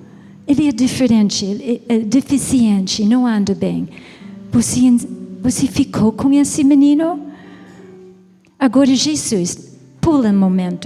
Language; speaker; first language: Portuguese; non-native, fluent; English